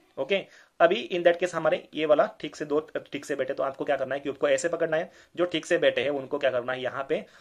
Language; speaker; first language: Hindi; non-native, local second language; Marathi